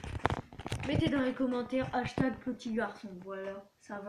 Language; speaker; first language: French; native; French